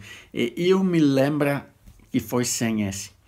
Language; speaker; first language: Portuguese; non-native, fluent; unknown